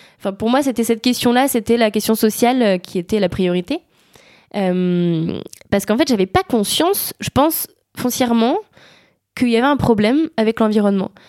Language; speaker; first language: French; native; French